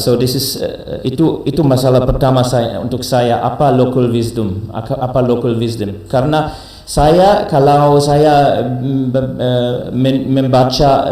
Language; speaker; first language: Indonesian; non-native, learner; German